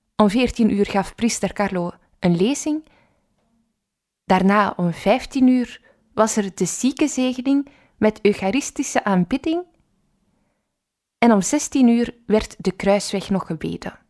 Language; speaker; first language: Dutch; native; Dutch